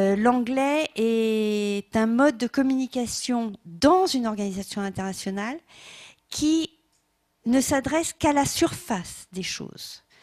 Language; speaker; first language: French; non-native, fluent; English